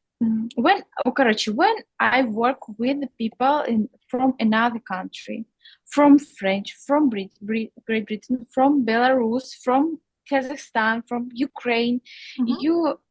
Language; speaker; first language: English; non-native, learner; Russian